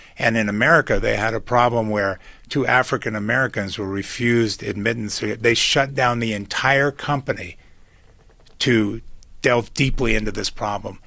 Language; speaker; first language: English; native; English